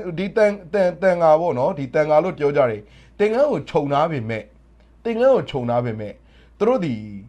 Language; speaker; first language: Burmese; native; Burmese